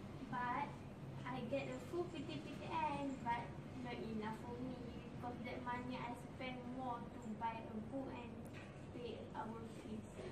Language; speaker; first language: English; non-native, local second language; Malay